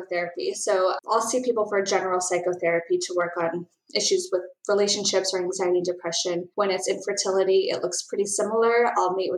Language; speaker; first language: English; native; English